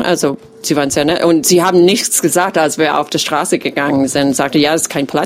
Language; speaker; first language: German; non-native, fluent; English